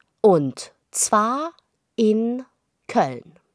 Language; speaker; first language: German; non-native, fluent; Persian